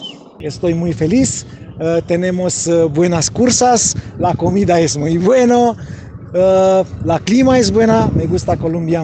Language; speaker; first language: Spanish; non-native, learner; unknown